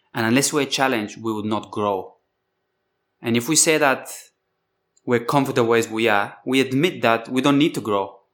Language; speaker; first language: English; non-native, fluent; Bulgarian